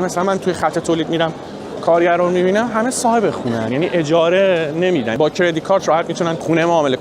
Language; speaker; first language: Persian; native; Persian